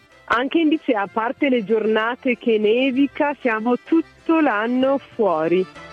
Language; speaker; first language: Italian; non-native, fluent; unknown